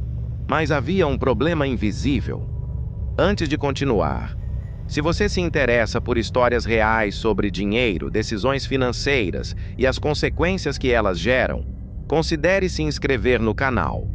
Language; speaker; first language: Portuguese; native; Portuguese